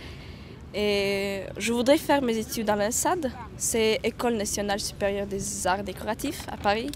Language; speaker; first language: French; non-native, fluent; Latvian